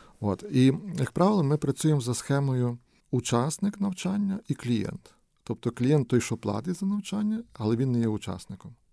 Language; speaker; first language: Ukrainian; native; Ukrainian